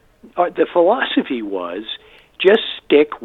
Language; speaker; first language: English; native; English